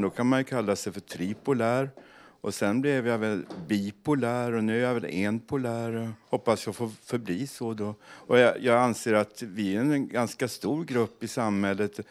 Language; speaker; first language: Swedish; native; Swedish